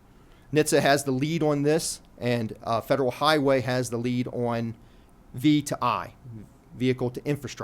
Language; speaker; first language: English; native; English